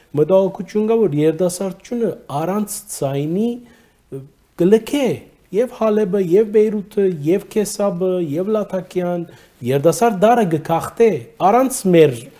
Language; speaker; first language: Armenian; native; Armenian